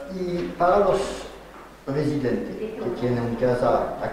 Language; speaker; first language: Spanish; non-native, learner; French